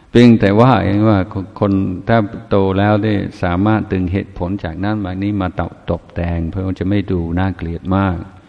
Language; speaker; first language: Thai; non-native, fluent; English